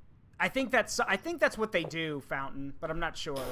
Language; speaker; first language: English; native; English